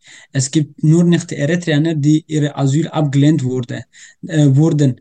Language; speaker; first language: German; non-native, learner; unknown